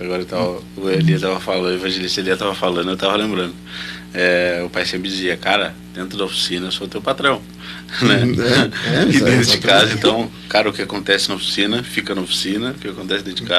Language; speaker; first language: Portuguese; native; Portuguese